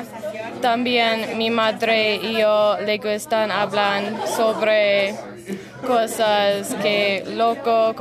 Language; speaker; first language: Spanish; non-native, learner; English